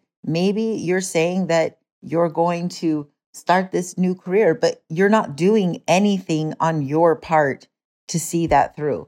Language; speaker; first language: English; native; English